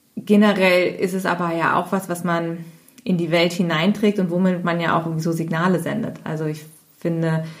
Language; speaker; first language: German; native; German